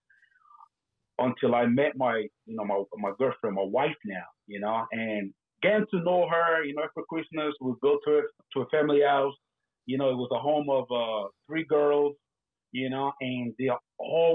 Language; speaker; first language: English; native; English